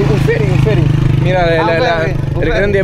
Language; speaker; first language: Spanish; non-native, fluent; French